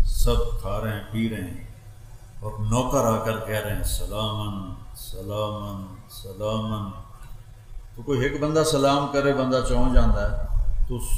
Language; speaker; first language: Urdu; non-native, local second language; Punjabi